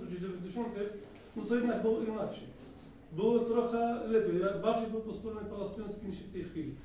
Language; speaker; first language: Polish; non-native, fluent; Arabic